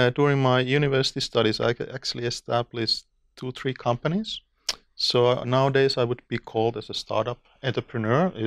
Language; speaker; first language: English; non-native, fluent; Finnish